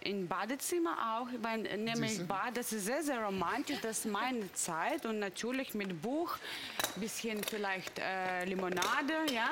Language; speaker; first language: German; non-native, fluent; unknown